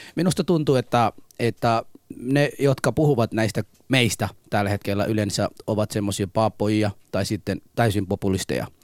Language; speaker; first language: Finnish; non-native, fluent; Somali